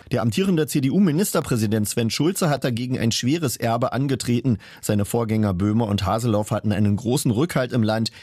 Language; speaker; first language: German; native; German